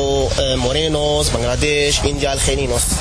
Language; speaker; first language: Spanish; non-native, learner; Arabic